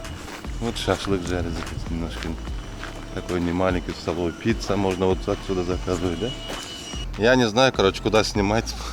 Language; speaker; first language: Russian; non-native, local second language; Kyrgyz